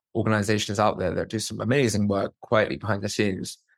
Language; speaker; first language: English; native; English